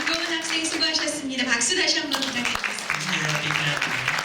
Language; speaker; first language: Korean; native; Korean